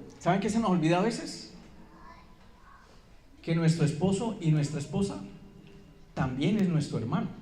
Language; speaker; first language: Spanish; native; Spanish